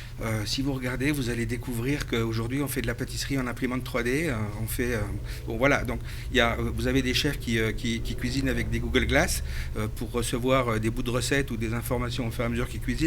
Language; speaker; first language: French; native; French